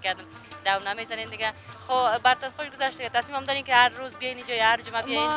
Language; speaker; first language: Persian; native; Persian